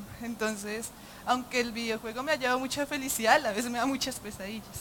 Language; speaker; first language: Spanish; native; Spanish